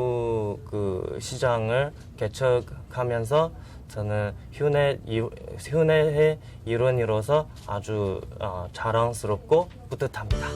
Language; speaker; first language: Korean; non-native, fluent; Chinese